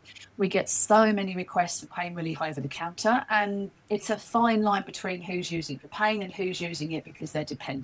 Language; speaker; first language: English; native; English